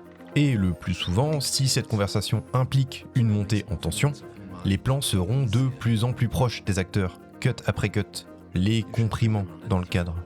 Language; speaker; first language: French; native; French